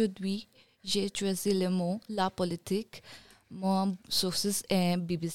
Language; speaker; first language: French; non-native, learner; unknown